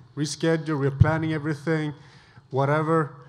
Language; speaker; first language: English; non-native, fluent; Swedish